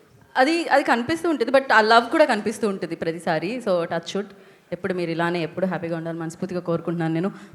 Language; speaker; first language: Telugu; native; Telugu